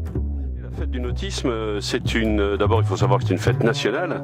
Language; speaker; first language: French; native; French